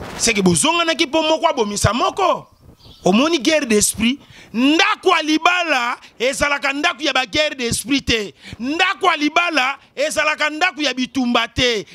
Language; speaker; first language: Lingala; native; Lingala